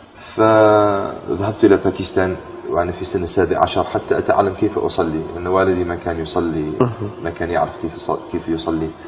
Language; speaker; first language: Arabic; non-native, fluent; English